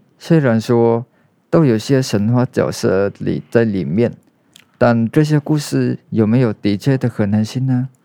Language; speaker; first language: Chinese; non-native, fluent; Vietnamese